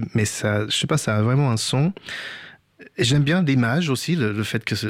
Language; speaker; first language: French; non-native, fluent; English